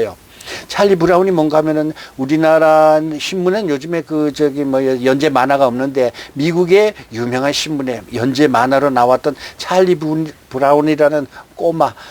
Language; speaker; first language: Korean; native; Korean